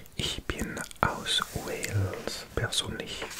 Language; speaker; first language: German; non-native, learner; English